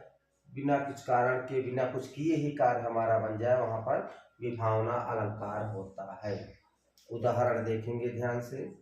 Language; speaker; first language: Hindi; native; Hindi